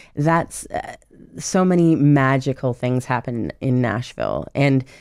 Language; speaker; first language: English; native; English